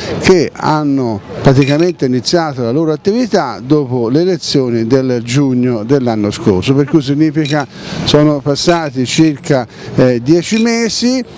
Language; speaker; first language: Italian; native; Italian